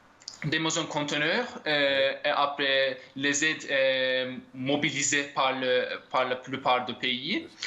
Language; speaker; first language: French; non-native, fluent; Turkish